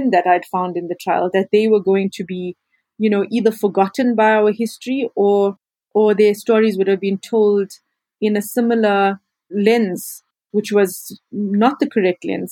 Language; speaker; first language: English; native; English